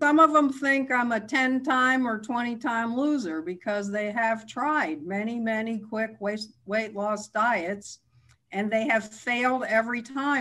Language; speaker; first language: English; native; English